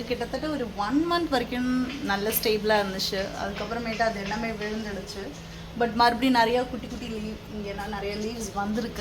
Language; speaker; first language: Tamil; non-native, local second language; Malayalam